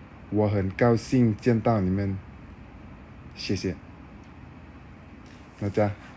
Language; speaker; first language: Chinese; non-native, learner; Thai